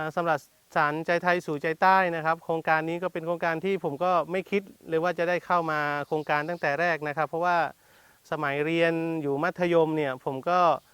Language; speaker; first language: Thai; non-native, local second language; Malay